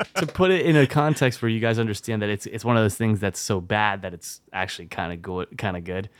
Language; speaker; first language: English; early bilingual, other home language; French